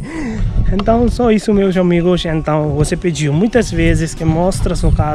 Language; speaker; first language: Portuguese; non-native, learner; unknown